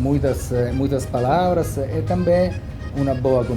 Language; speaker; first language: Portuguese; non-native, fluent; Italian